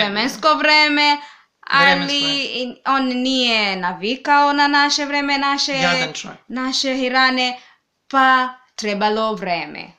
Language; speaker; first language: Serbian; non-native, learner; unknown